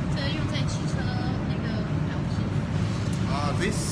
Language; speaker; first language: Chinese; native; Chinese